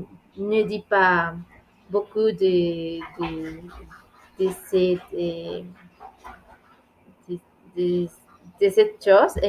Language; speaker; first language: French; non-native, learner; Spanish